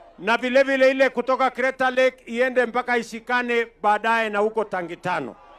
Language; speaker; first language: Swahili; non-native, local second language; Kalenjin